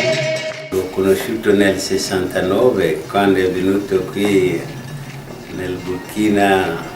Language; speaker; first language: Italian; non-native, fluent; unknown